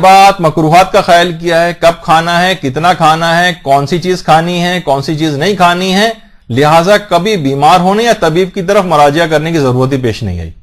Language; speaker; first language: Urdu; native; Urdu